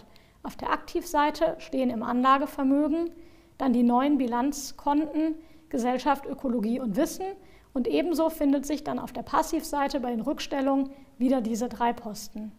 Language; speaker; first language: German; native; German